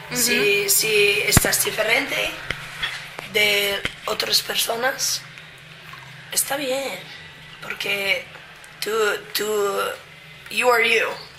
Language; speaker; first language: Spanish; non-native, learner; English